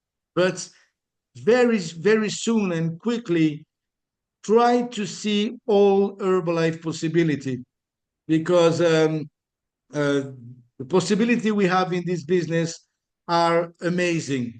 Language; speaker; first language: English; non-native, fluent; French